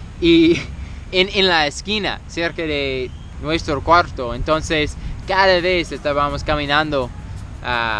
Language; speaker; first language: Spanish; non-native, learner; English